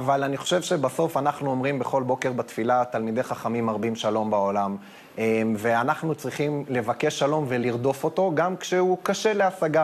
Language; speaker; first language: Hebrew; native; Hebrew